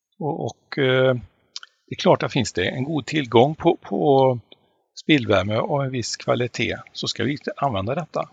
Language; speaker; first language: Swedish; native; Swedish